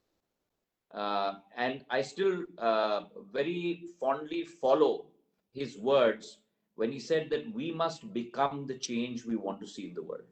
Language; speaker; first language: English; non-native, local second language; Hindi